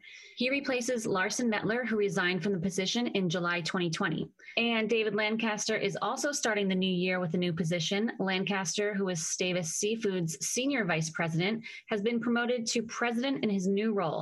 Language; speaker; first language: English; native; English